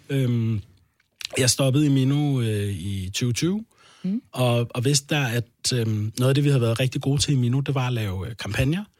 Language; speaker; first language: Danish; early bilingual, other home language; Arabic